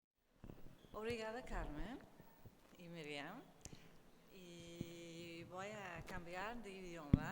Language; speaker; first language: Spanish; non-native, learner; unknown